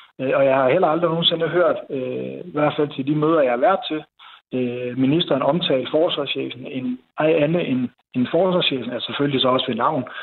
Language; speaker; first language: Danish; native; Danish